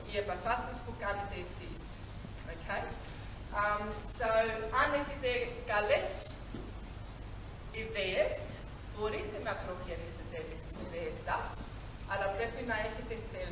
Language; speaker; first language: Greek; early bilingual, heritage; Greek